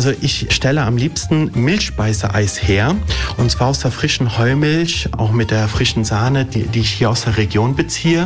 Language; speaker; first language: German; early bilingual, other home language; Italian